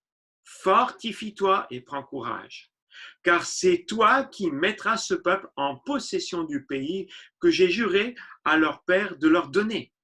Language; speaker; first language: French; native; French